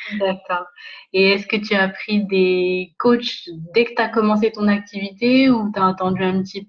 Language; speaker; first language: French; native; French